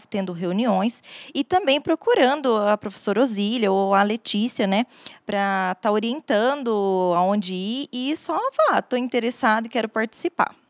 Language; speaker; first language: Portuguese; native; Portuguese